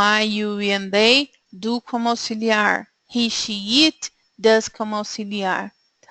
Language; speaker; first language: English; non-native, fluent; Portuguese